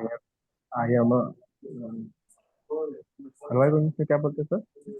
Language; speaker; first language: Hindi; native; Hindi